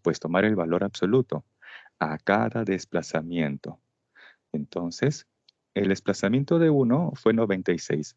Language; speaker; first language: Spanish; native; Spanish